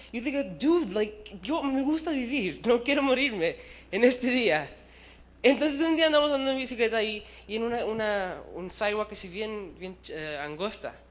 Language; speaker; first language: Spanish; early bilingual, heritage; Spanish